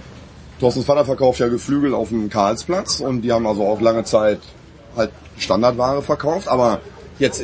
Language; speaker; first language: German; native; German